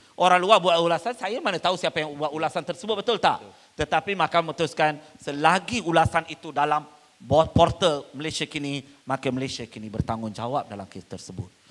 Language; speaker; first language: Malay; non-native, local second language; Tamil